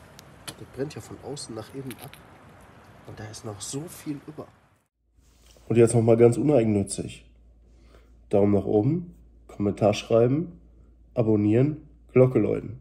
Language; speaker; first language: German; native; German